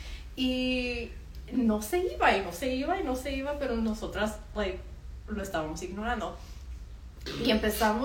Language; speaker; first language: Spanish; early bilingual, heritage; Spanish